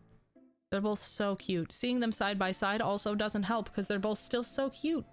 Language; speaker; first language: English; native; English